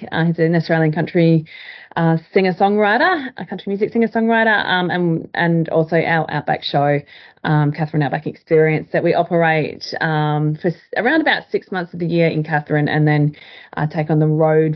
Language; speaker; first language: English; native; English